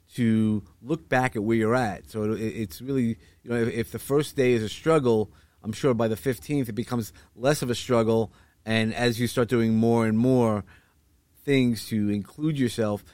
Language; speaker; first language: English; native; English